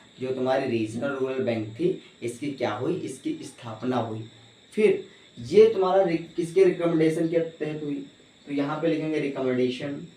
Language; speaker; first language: Hindi; native; Hindi